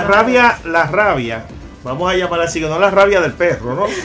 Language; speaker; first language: Spanish; native; Spanish